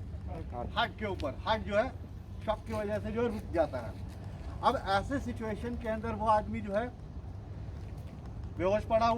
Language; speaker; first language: Hindi; native; Hindi